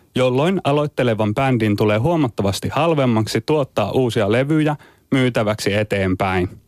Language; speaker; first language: Finnish; native; Finnish